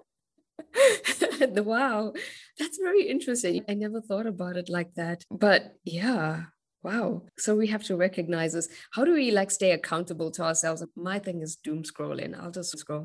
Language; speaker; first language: English; native; English